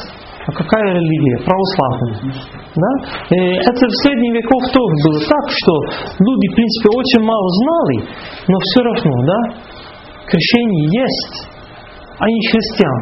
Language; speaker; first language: Russian; non-native, fluent; Dutch